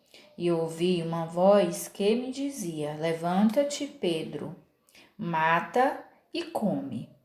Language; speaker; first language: Portuguese; native; Portuguese